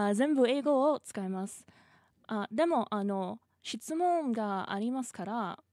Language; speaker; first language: Japanese; non-native, learner; English